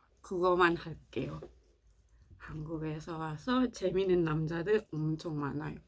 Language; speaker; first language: Korean; non-native, learner; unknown